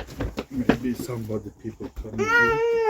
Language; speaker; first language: English; non-native, learner; Turkish